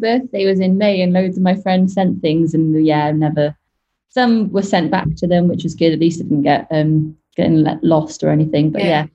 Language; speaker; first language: English; native; English